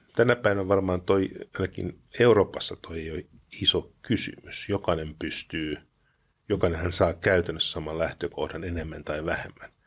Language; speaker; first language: Finnish; early bilingual, heritage; Finnish